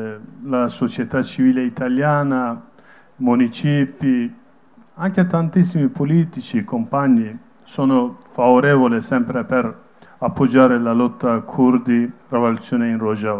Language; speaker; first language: Italian; non-native, learner; Kurdish